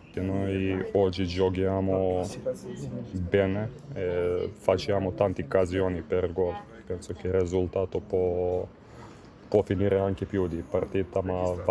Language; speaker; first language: Italian; non-native, learner; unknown